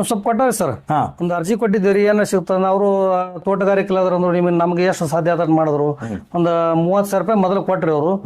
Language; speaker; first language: Kannada; native; Kannada